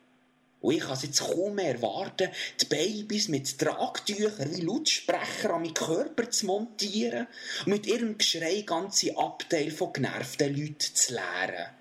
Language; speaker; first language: German; native; German